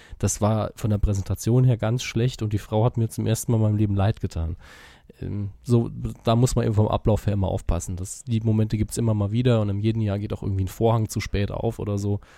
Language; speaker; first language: German; native; German